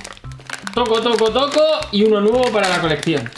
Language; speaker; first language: Spanish; native; Spanish